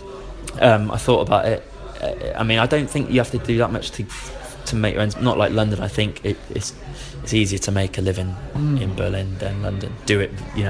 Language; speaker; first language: English; native; English